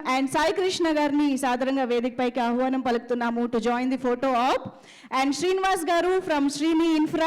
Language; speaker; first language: Telugu; native; Telugu